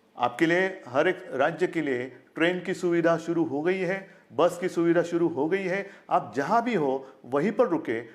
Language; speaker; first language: Hindi; non-native, local second language; Marathi